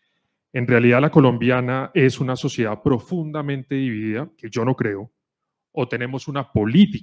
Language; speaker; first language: Spanish; native; Spanish